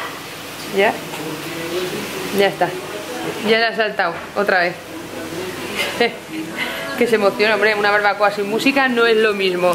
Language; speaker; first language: Spanish; native; Spanish